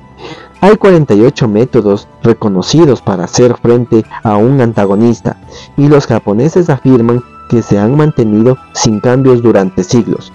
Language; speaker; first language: Spanish; native; Spanish